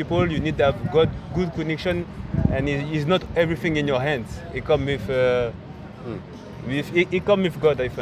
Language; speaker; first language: English; non-native, learner; French